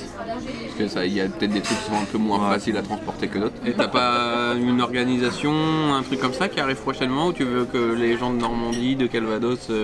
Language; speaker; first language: French; native; French